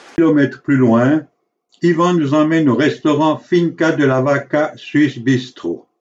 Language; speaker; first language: French; native; French